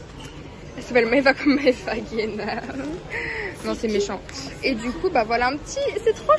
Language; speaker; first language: French; native; French